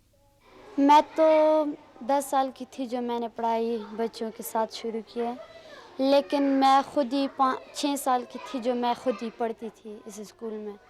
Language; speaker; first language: Hindi; non-native, fluent; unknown